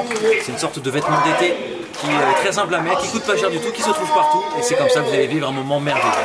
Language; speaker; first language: French; native; French